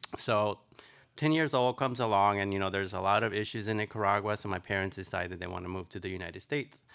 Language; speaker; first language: English; early bilingual, other home language; Spanish